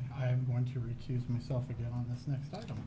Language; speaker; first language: English; native; English